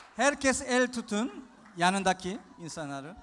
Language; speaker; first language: Turkish; non-native, fluent; Korean